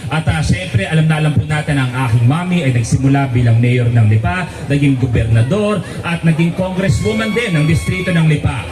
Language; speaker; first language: Filipino; native; Filipino